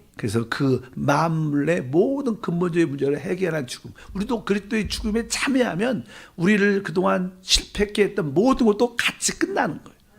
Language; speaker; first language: Korean; native; Korean